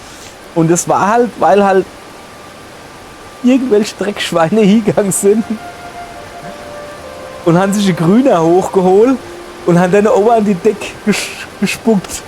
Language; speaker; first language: German; native; German